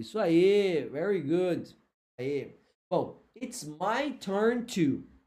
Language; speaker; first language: English; non-native, fluent; Portuguese